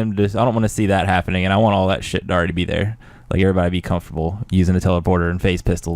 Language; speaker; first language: English; native; English